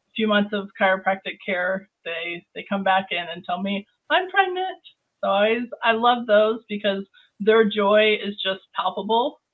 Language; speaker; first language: English; native; English